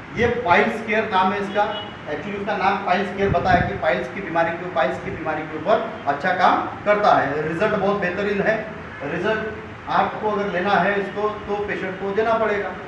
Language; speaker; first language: Hindi; non-native, local second language; Marathi